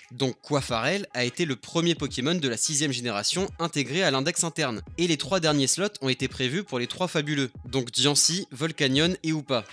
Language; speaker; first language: French; native; French